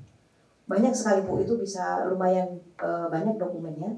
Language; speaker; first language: Indonesian; native; Indonesian